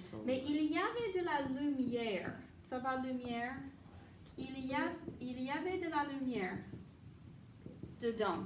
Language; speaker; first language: French; non-native, fluent; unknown